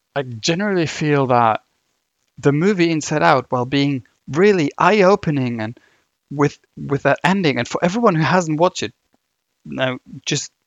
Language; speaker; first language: English; non-native, fluent; German